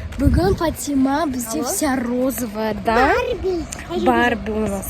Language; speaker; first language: Russian; non-native, local second language; Kazakh